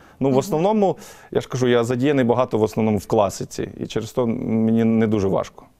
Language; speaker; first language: Ukrainian; native; Ukrainian